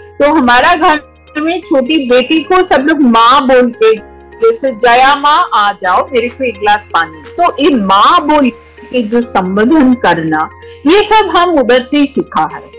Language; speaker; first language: Hindi; non-native, local second language; Bangla